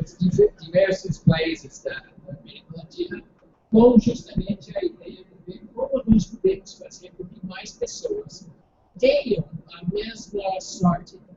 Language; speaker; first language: Portuguese; non-native, fluent; English